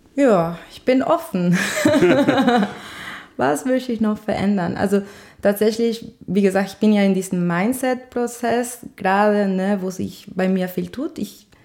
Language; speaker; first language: German; non-native, fluent; Spanish